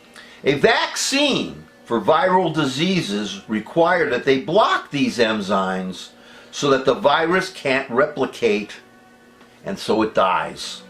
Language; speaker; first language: English; native; English